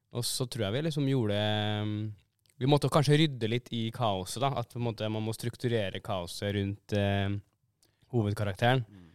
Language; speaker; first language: Norwegian; native; Norwegian